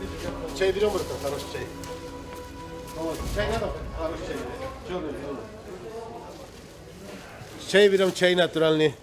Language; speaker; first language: Russian; non-native, local second language; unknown